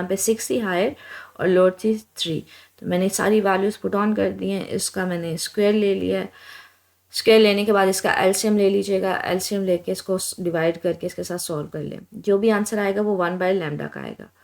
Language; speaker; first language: Hindi; non-native, local second language; Punjabi